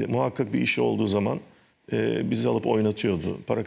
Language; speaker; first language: Turkish; native; Turkish